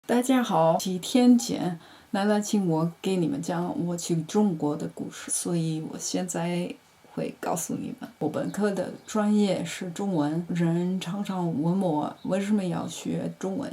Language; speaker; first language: Chinese; non-native, learner; Dutch